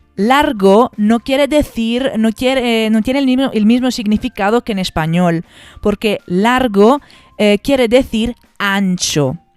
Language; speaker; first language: Spanish; non-native, fluent; Italian